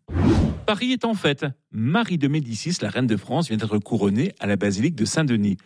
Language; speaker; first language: French; native; French